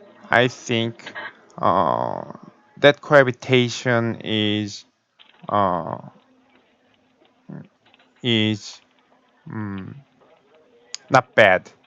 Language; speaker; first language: English; non-native, learner; Korean